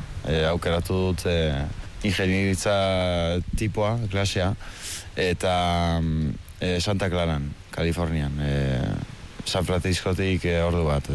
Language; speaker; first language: Basque; early bilingual, heritage; Basque